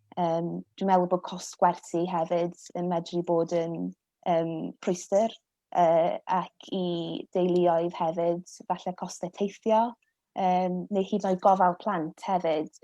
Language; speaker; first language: Welsh; non-native, local second language; English